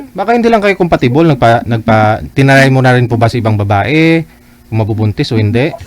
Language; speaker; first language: Filipino; non-native, local second language; Hiligaynon